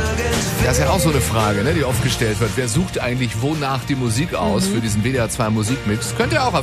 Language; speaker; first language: German; native; German